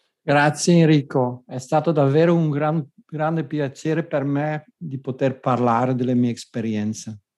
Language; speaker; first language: Italian; non-native, fluent; Dutch